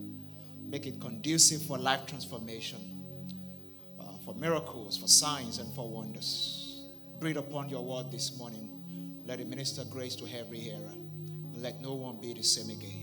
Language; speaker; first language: English; non-native, local second language; Yoruba